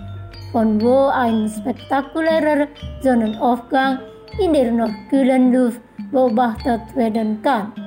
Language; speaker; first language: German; non-native, learner; Indonesian